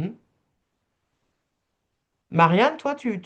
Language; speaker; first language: French; native; French